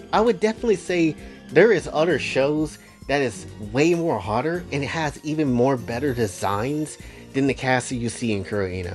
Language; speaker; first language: English; native; English